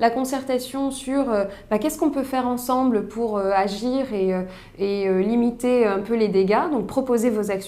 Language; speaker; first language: French; native; French